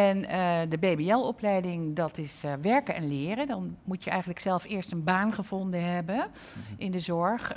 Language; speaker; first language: Dutch; native; Dutch